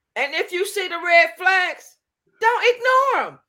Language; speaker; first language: English; native; English